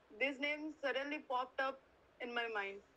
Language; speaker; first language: English; non-native, local second language; Bangla